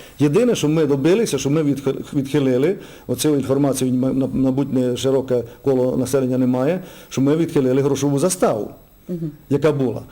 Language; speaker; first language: Ukrainian; native; Ukrainian